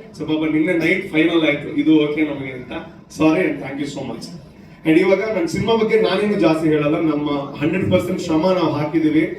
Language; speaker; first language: Kannada; non-native, local second language; Tulu